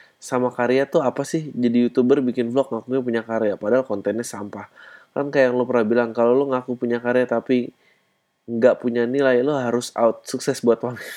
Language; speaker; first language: Indonesian; native; Indonesian